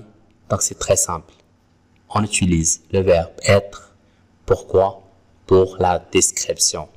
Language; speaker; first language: French; non-native, local second language; Arabic